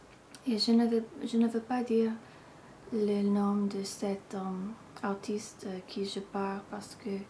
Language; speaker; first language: French; non-native, learner; English